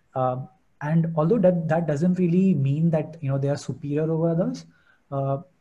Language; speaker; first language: English; non-native, local second language; Hindi